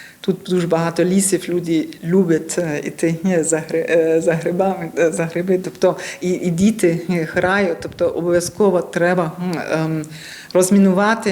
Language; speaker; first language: Ukrainian; non-native, learner; German